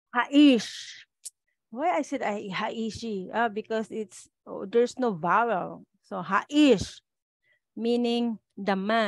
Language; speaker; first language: English; non-native, local second language; Filipino